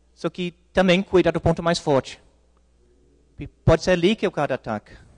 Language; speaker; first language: Portuguese; non-native, fluent; English